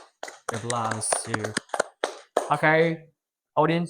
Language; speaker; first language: English; non-native, fluent; Indonesian